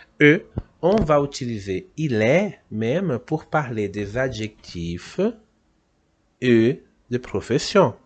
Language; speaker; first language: French; non-native, fluent; Portuguese